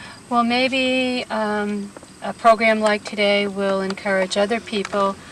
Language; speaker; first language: English; native; English